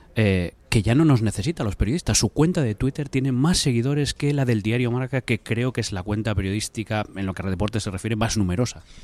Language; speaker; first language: Spanish; native; Spanish